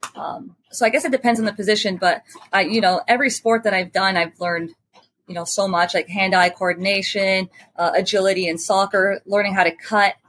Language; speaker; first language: English; non-native, fluent; French